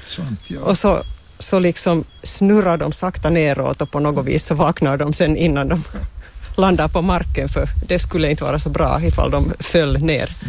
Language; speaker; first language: Swedish; native; Swedish